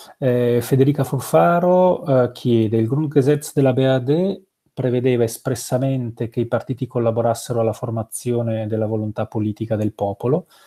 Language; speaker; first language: Italian; native; Italian